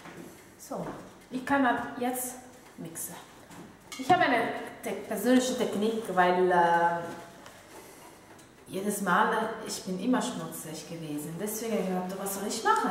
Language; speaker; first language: German; non-native, fluent; Italian